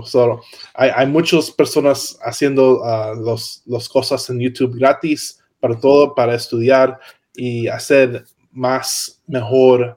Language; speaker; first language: Spanish; non-native, learner; English